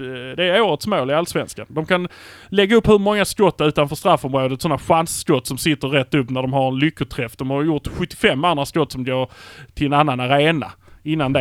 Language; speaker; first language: Swedish; native; Swedish